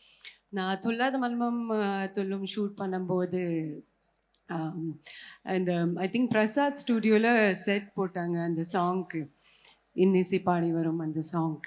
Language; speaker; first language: Tamil; non-native, fluent; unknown